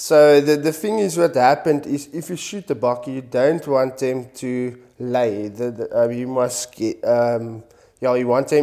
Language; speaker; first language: English; non-native, local second language; Afrikaans